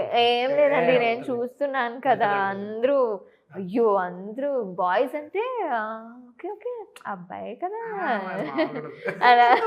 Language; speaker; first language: Telugu; non-native, fluent; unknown